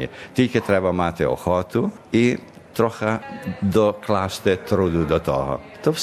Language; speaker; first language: Ukrainian; early bilingual, heritage; Ukrainian